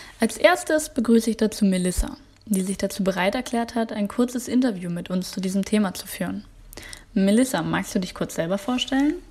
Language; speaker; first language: German; native; German